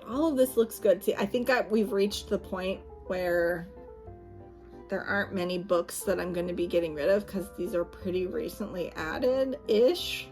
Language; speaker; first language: English; native; English